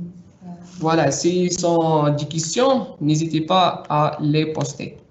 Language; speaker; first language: French; non-native, local second language; Arabic